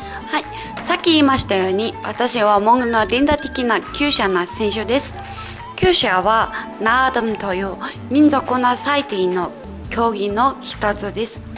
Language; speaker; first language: Japanese; non-native, fluent; Mongolian